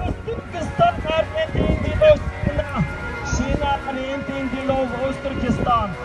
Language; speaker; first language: Swedish; non-native, fluent; Uyghur